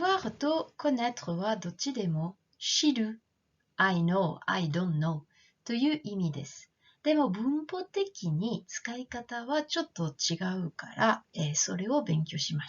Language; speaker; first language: Japanese; non-native, fluent; French